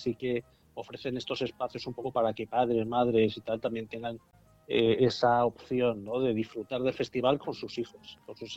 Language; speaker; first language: Spanish; native; Spanish